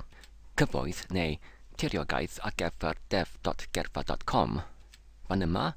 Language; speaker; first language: Welsh; non-native, learner; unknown